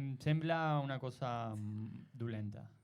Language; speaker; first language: Catalan; non-native, learner; Spanish